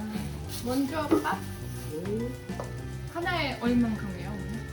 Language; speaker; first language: Korean; non-native, learner; Russian